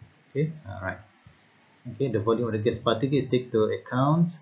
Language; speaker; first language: English; non-native, local second language; Malay